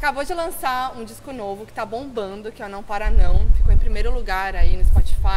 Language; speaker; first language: Portuguese; native; Portuguese